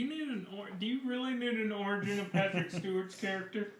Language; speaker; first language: English; native; English